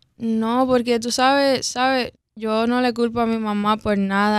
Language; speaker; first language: Spanish; early bilingual, heritage; Spanish